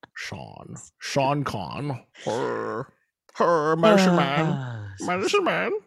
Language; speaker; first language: English; early bilingual, other home language; Filipino